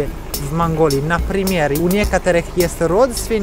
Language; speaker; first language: Russian; non-native, learner; Italian